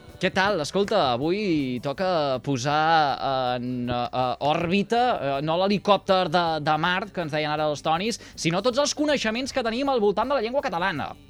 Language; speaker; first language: Catalan; native; Catalan